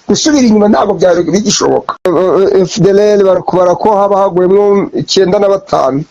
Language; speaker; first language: Kinyarwanda; native; Kinyarwanda